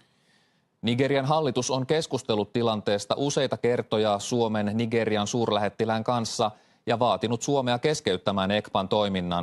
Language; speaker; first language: Finnish; native; Finnish